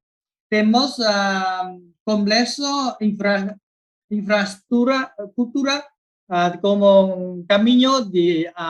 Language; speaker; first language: Spanish; non-native, learner; Vietnamese